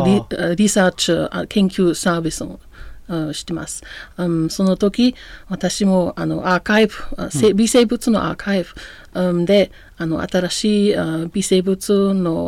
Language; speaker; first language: Japanese; non-native, learner; German